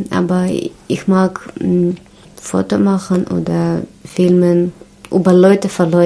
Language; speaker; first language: German; non-native, learner; Russian